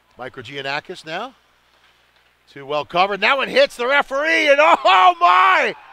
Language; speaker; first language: English; native; English